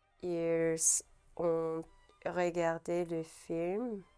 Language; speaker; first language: French; non-native, learner; English